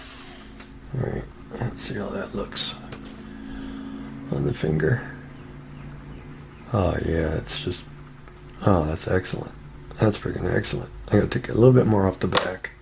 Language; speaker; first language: English; native; English